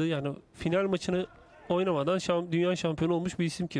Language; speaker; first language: Turkish; native; Turkish